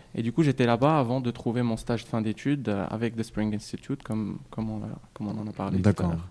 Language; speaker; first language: French; non-native, local second language; Arabic